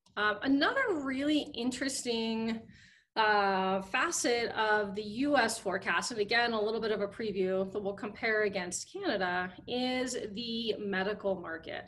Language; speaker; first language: English; native; English